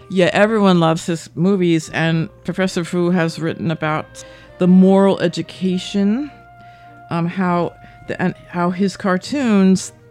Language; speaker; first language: English; native; English